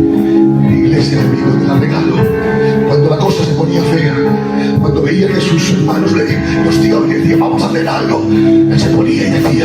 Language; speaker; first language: Spanish; native; Spanish